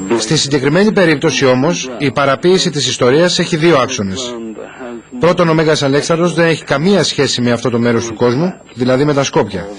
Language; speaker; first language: Greek; non-native, fluent; English